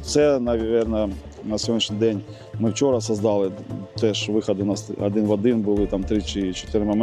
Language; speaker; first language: Ukrainian; native; Ukrainian